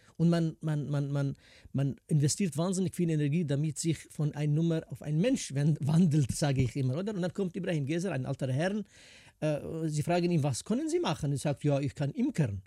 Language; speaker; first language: German; non-native, fluent; Kurdish